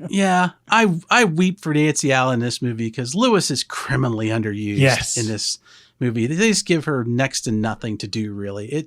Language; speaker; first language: English; native; English